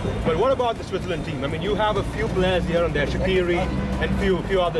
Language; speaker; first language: English; native; English